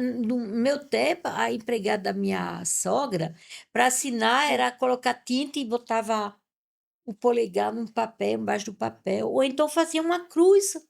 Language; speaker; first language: Portuguese; non-native, fluent; French